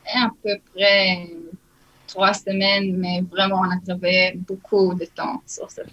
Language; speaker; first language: French; early bilingual, heritage; Hebrew